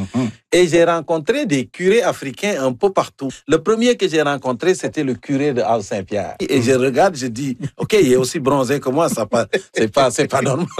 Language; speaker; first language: French; native; French